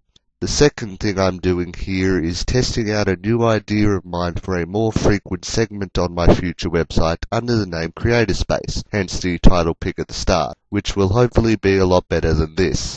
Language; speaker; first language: English; native; English